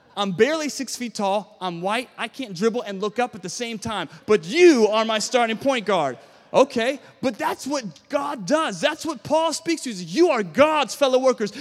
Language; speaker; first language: English; native; English